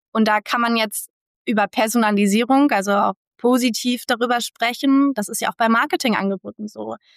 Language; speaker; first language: German; native; German